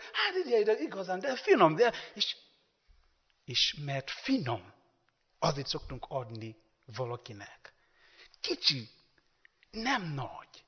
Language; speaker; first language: Hungarian; non-native, learner; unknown